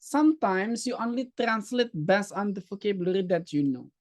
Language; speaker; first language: English; non-native, fluent; Indonesian